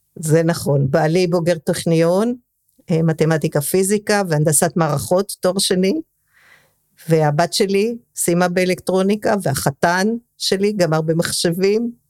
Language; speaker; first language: Hebrew; early bilingual, other home language; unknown